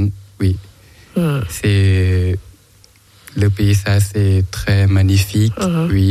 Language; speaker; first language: French; non-native, learner; Thai